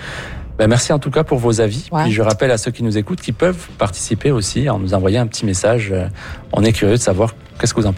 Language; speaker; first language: French; native; French